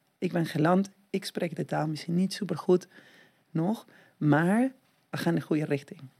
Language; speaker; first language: Dutch; non-native, fluent; Spanish